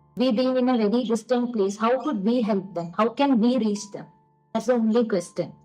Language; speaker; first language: English; non-native, local second language; Malayalam